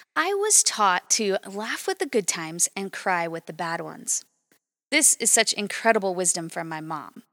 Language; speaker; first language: English; native; English